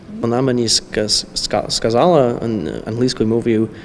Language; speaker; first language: Ukrainian; non-native, learner; English